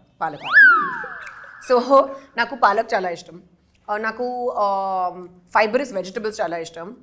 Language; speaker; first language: Telugu; non-native, learner; Hindi